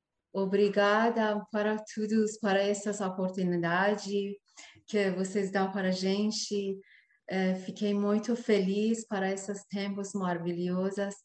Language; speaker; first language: Portuguese; non-native, learner; Persian